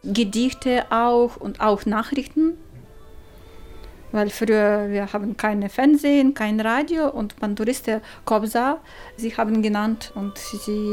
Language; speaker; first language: German; non-native, learner; Ukrainian